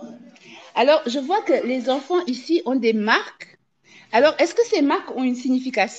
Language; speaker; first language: French; native; French